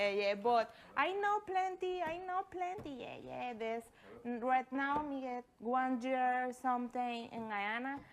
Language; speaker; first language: English; non-native, learner; Spanish